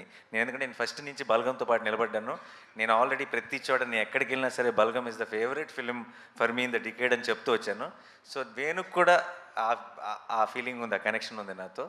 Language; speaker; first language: Telugu; native; Telugu